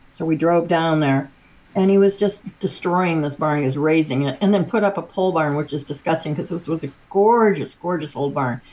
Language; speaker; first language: English; native; English